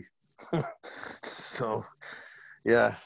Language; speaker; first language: English; native; English